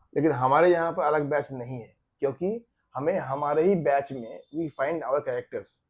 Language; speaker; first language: Hindi; native; Hindi